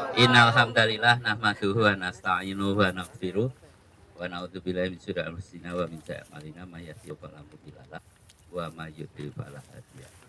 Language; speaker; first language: Indonesian; non-native, local second language; Javanese